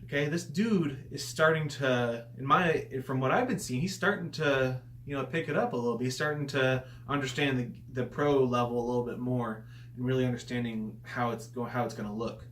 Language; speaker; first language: English; native; English